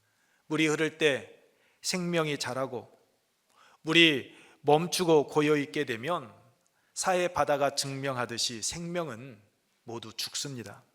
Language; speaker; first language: Korean; native; Korean